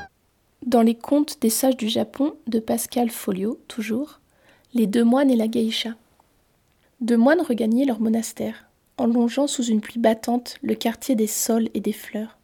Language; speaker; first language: French; native; French